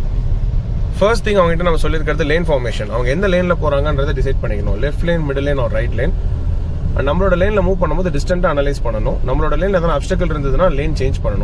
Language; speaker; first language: Tamil; native; Tamil